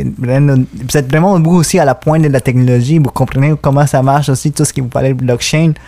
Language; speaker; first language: French; native; French